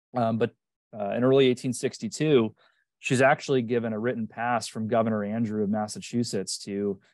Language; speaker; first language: English; native; English